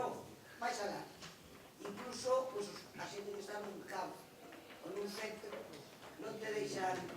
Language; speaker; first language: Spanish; native; Spanish